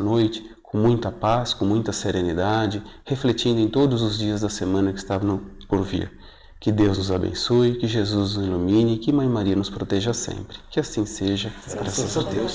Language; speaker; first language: Portuguese; native; Portuguese